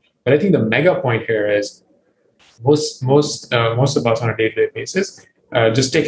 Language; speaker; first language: English; non-native, local second language; Urdu